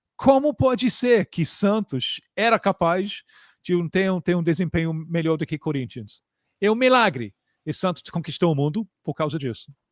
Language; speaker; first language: Portuguese; non-native, fluent; English